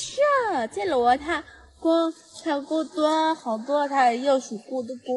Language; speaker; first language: Chinese; non-native, learner; Lao